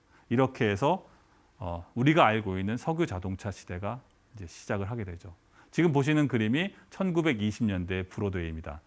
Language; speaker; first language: Korean; native; Korean